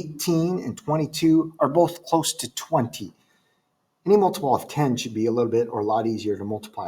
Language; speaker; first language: English; native; English